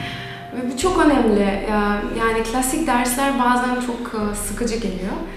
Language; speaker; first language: Turkish; non-native, fluent; Macedonian